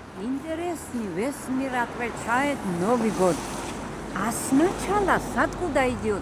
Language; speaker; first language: Russian; non-native, learner; Georgian